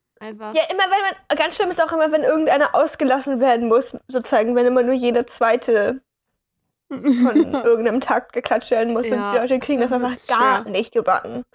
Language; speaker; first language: German; native; German